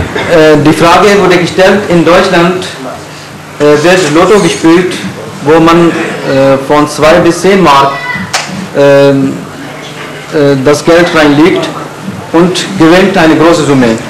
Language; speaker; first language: German; non-native, fluent; Urdu